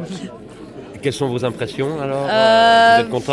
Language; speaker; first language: French; native; French